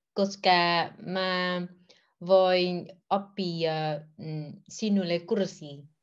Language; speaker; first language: Finnish; non-native, learner; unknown